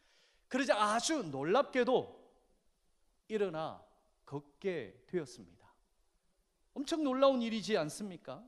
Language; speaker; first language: Korean; native; Korean